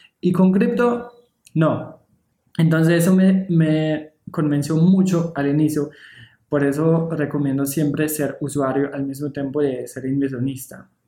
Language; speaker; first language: Spanish; non-native, fluent; English